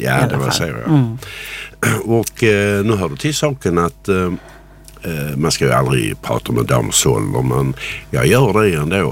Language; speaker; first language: Swedish; native; Swedish